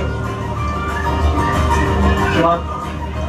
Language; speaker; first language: Chinese; non-native, fluent; Thai